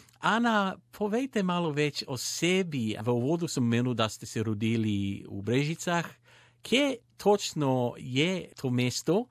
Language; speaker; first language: Slovenian; early bilingual, heritage; Slovenian